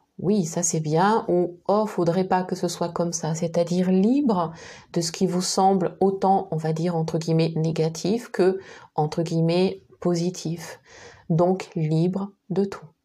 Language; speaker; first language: French; native; French